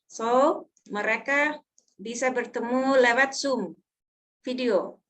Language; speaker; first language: Indonesian; non-native, learner; Dutch